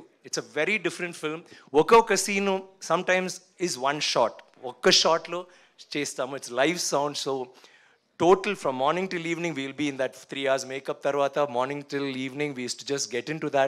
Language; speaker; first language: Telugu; non-native, learner; Tamil